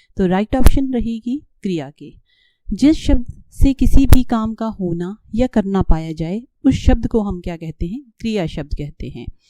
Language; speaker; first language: Hindi; native; Hindi